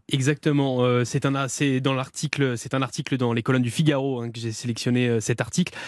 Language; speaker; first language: French; native; French